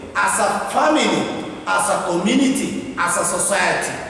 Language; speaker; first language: English; non-native, local second language; Swahili